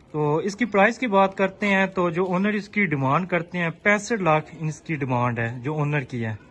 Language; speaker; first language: Urdu; non-native, local second language; Punjabi